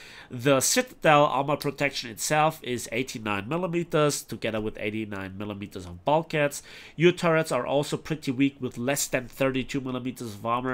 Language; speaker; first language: English; non-native, fluent; German